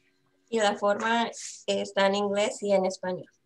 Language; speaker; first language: Spanish; early bilingual, heritage; Spanish